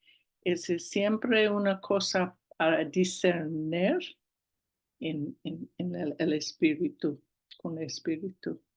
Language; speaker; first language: Spanish; non-native, learner; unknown